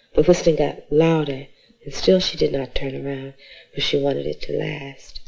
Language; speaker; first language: English; native; English